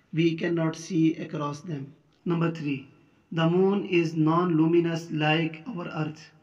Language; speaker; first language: English; non-native, local second language; Urdu